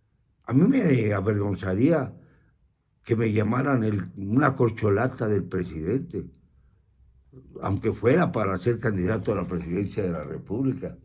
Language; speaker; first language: Spanish; native; Spanish